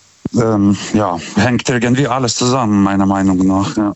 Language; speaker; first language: German; non-native, fluent; Lithuanian